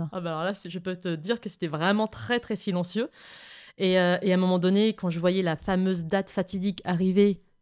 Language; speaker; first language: French; native; French